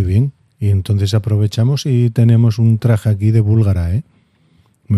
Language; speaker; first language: Spanish; native; Spanish